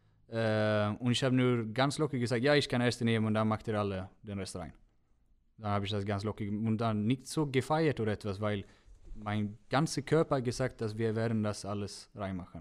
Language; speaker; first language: German; non-native, fluent; Swedish